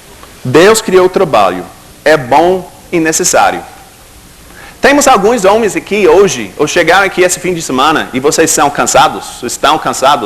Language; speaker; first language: Portuguese; non-native, fluent; English